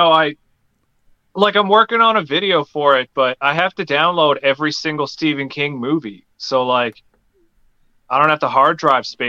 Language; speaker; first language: English; native; English